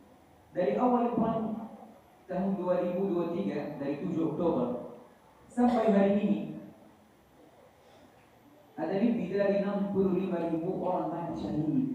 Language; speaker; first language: Indonesian; non-native, fluent; Arabic